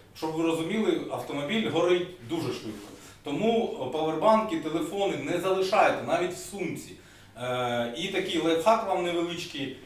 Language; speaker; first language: Ukrainian; non-native, local second language; Russian